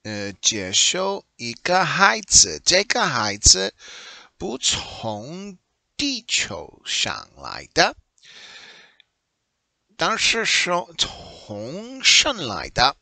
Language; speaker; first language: Chinese; non-native, learner; English